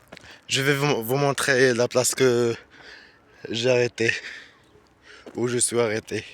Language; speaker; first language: French; non-native, learner; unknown